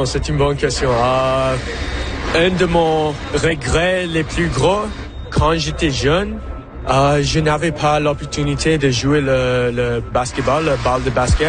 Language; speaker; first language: French; non-native, local second language; English